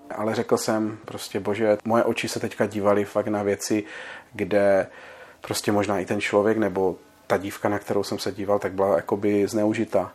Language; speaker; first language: Czech; native; Czech